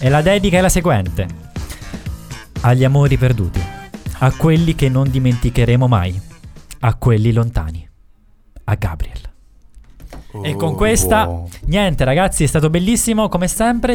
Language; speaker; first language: Italian; native; Italian